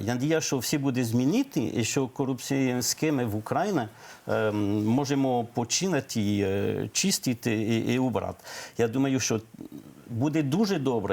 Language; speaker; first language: Ukrainian; non-native, learner; French